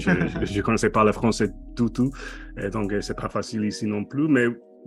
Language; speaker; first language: French; non-native, fluent; English